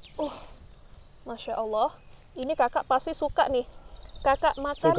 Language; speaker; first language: Indonesian; native; Indonesian